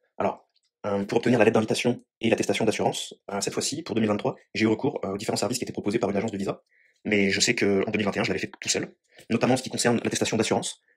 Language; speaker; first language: French; native; French